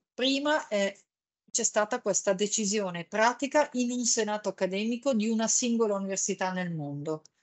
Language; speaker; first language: Italian; native; Italian